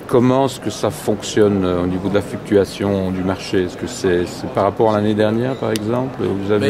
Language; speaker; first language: French; native; French